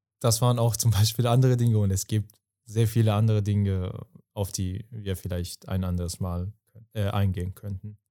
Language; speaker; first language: German; non-native, fluent; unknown